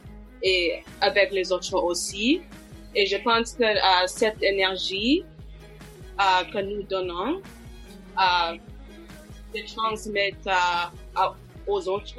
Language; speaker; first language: French; non-native, local second language; English